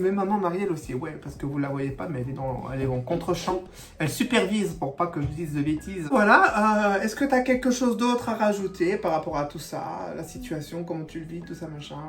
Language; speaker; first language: French; native; French